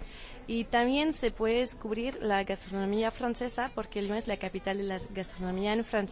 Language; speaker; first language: Spanish; non-native, fluent; French